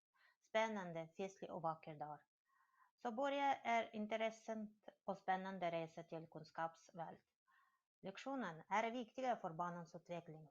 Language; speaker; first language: Swedish; non-native, learner; Russian